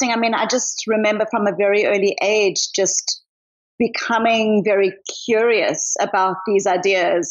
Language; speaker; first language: English; native; English